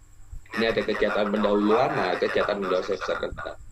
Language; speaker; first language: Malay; non-native, local second language; Javanese